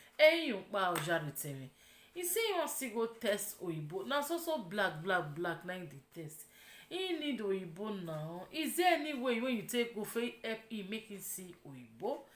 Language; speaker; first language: Nigerian Pidgin; non-native, local second language; Yoruba